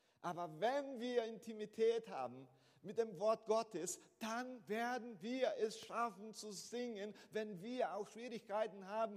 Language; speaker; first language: German; non-native, fluent; Portuguese